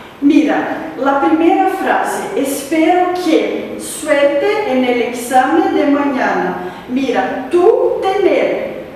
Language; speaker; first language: Spanish; non-native, fluent; Portuguese